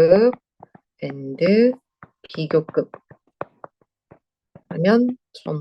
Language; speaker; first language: Korean; native; Korean